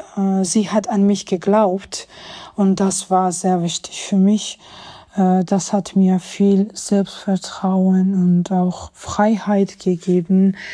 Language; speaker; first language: German; non-native, fluent; Georgian